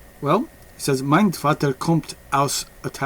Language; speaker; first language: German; non-native, learner; English